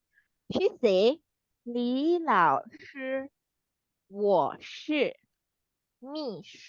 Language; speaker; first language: Chinese; non-native, fluent; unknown